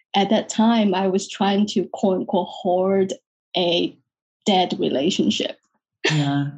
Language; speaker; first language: English; non-native, fluent; Chinese